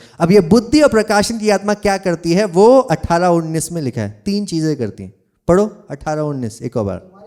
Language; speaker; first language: Hindi; non-native, local second language; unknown